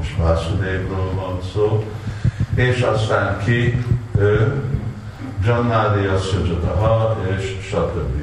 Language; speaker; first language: Hungarian; non-native, learner; Russian